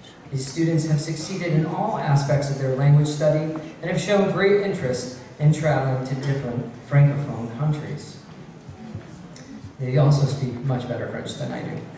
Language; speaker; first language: English; native; English